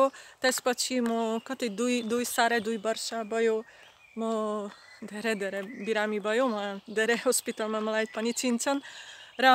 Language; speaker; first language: Nepali; non-native, learner; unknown